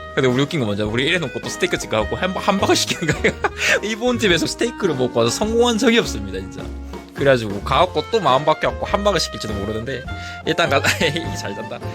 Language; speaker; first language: Korean; native; Korean